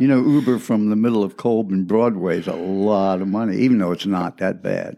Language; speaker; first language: English; early bilingual, other home language; French